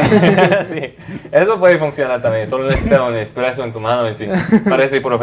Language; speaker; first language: Spanish; non-native, fluent; English